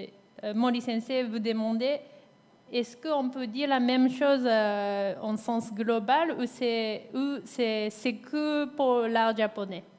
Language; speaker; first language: French; non-native, fluent; Japanese